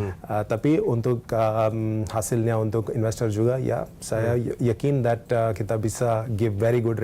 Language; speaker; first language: Indonesian; non-native, learner; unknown